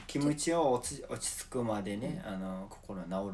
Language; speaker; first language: Japanese; non-native, learner; Mongolian